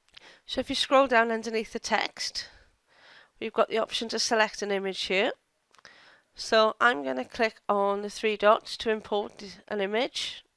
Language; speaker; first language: English; native; English